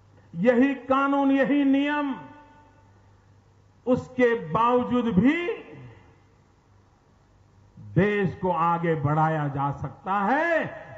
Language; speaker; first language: Hindi; non-native, local second language; Gujarati